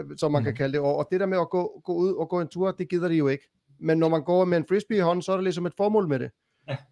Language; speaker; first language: Danish; native; Danish